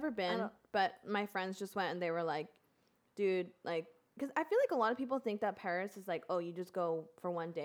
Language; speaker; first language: English; early bilingual, other home language; Spanish